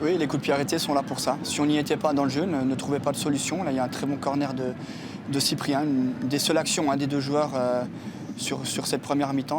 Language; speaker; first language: French; native; French